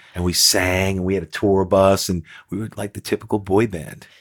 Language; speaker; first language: English; native; English